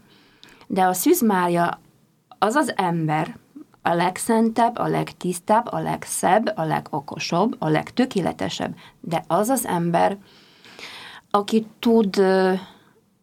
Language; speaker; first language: Hungarian; non-native, fluent; Polish